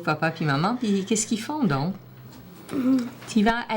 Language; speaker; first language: French; native; French